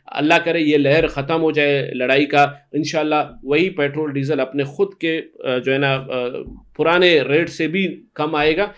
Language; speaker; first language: Urdu; non-native, local second language; Baluchi